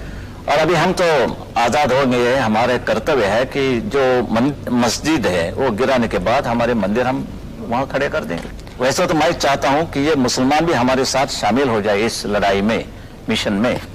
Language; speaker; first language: Hindi; non-native, local second language; Marathi